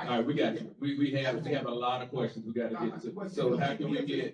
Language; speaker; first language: English; native; English